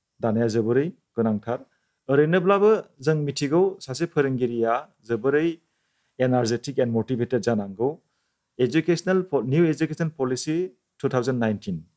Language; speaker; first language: Bodo; native; Bodo